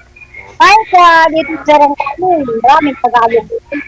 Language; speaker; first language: Filipino; non-native, local second language; Cebuano